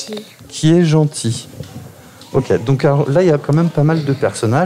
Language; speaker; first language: French; native; French